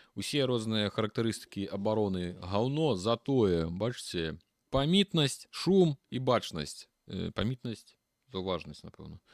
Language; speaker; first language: Belarusian; non-native, local second language; Russian